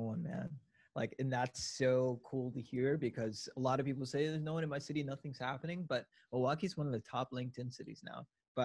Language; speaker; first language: English; native; English